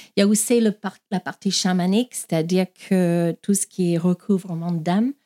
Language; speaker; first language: French; non-native, fluent; English